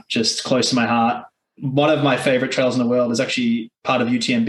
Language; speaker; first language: English; native; English